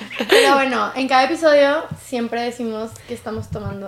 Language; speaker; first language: Spanish; native; Spanish